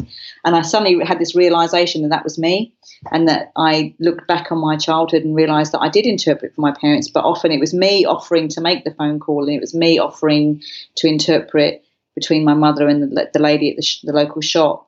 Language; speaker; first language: English; non-native, local second language; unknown